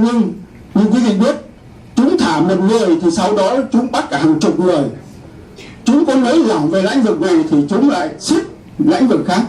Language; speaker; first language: Vietnamese; native; Vietnamese